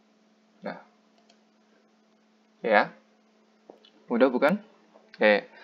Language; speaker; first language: Indonesian; native; Indonesian